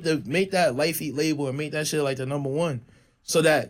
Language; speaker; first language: English; native; English